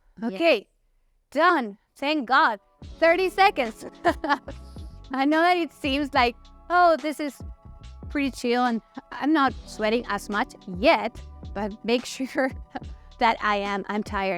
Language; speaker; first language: English; non-native, fluent; Italian